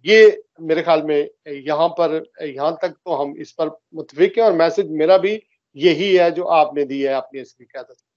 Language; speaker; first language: Urdu; native; Urdu